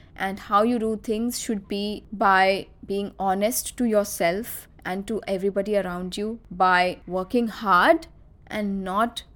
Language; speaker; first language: English; non-native, local second language; Marathi